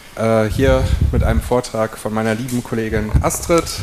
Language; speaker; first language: German; native; German